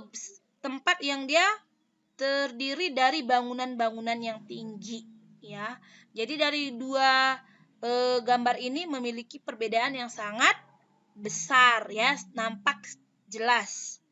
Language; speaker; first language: Indonesian; native; Indonesian